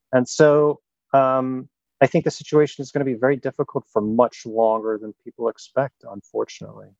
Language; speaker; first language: English; non-native, fluent; German